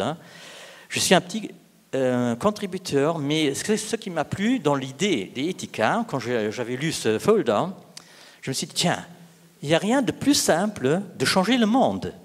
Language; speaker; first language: French; non-native, local second language; Luxembourgish